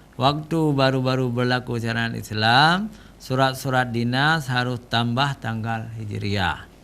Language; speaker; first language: Malay; non-native, local second language; Achinese